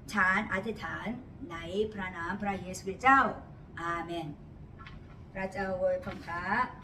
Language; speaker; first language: Thai; non-native, learner; Korean